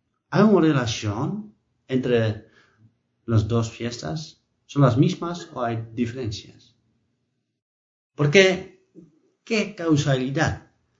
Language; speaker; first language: Spanish; non-native, learner; Dutch